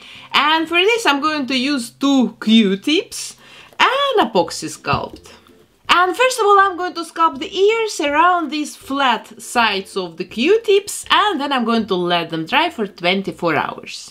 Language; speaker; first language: English; non-native, fluent; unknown